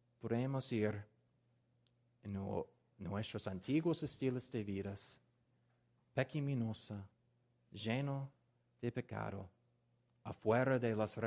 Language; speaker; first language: Spanish; non-native, learner; English